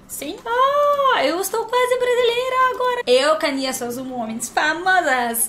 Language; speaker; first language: Portuguese; non-native, learner; Russian